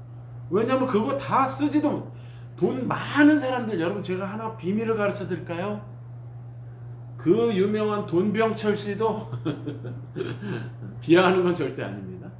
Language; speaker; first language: Korean; native; Korean